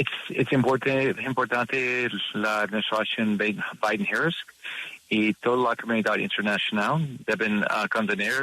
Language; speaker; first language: Spanish; non-native, learner; English